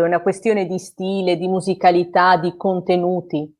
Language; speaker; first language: Italian; native; Italian